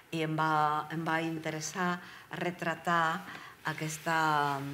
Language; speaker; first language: Catalan; non-native, fluent; Czech